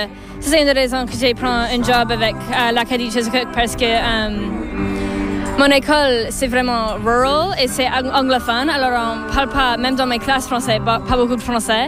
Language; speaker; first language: French; non-native, local second language; English